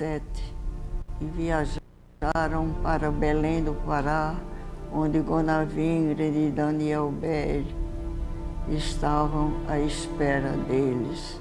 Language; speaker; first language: Portuguese; early bilingual, heritage; Portuguese